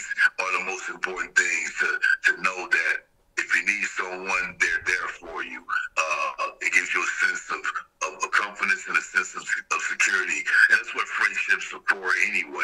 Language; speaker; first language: English; native; English